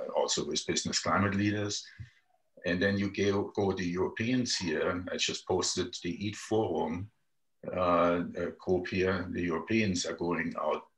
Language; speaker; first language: English; non-native, fluent; German